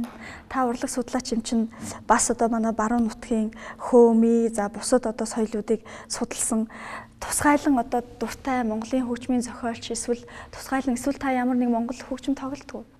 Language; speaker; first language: Mongolian; native; Mongolian